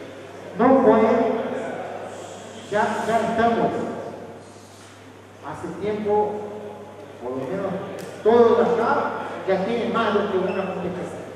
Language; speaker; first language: Spanish; non-native, fluent; Portuguese